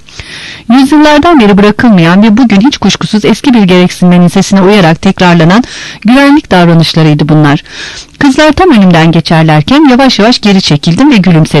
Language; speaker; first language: Turkish; native; Turkish